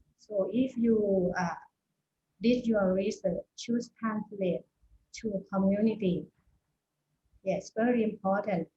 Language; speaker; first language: English; non-native, fluent; Thai